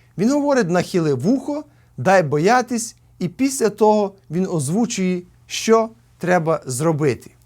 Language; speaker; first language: Ukrainian; native; Ukrainian